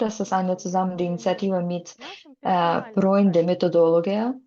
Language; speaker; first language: German; non-native, learner; Russian